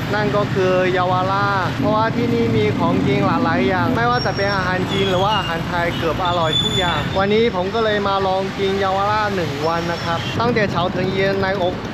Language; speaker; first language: Thai; non-native, fluent; Chinese